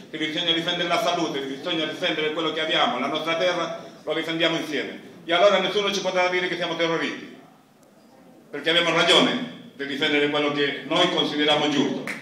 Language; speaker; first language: Italian; non-native, fluent; Spanish